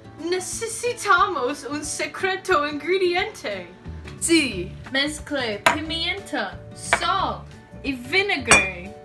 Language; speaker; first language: Spanish; non-native, learner; English